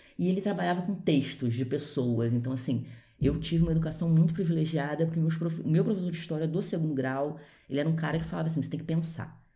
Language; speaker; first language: Portuguese; native; Portuguese